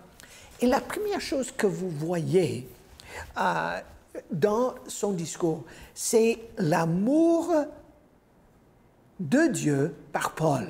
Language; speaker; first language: French; non-native, fluent; English